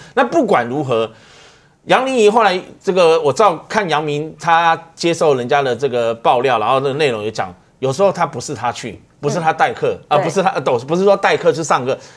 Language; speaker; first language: Chinese; native; Chinese